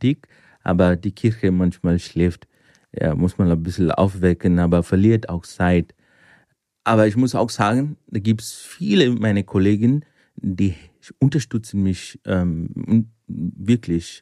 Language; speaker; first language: German; non-native, fluent; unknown